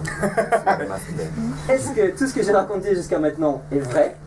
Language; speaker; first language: French; native; French